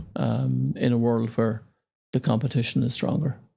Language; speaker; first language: English; native; English